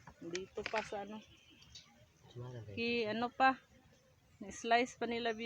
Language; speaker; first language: Filipino; non-native, local second language; Cebuano